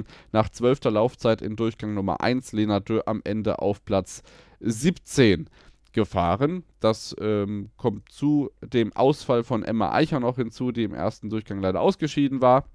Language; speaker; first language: German; native; German